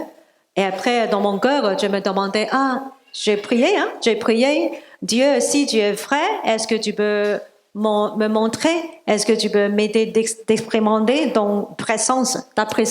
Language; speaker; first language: French; non-native, learner; Cantonese